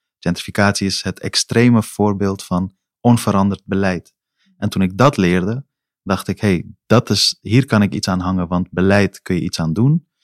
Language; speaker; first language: Dutch; early bilingual, other home language; Persian